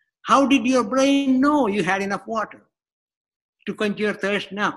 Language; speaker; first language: English; non-native, local second language; Malayalam